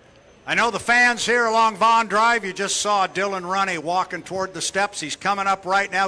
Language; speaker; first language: English; native; English